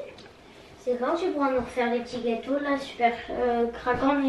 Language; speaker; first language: French; native; French